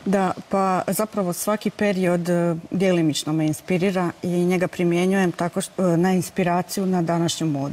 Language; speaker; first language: Croatian; native; Croatian